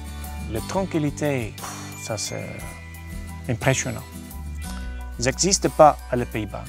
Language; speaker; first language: French; non-native, learner; Dutch